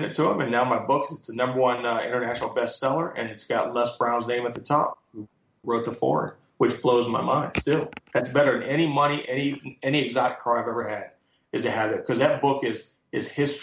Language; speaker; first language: English; native; English